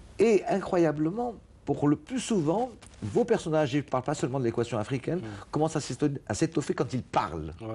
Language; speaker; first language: French; non-native, local second language; Arabic